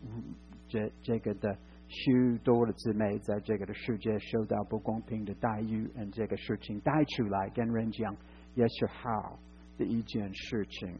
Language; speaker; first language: Chinese; non-native, fluent; English